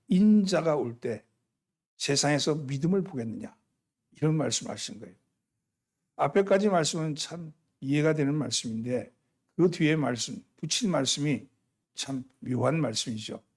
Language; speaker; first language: Korean; native; Korean